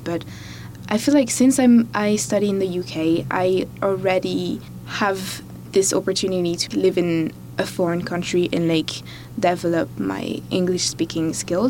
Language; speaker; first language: English; non-native, fluent; French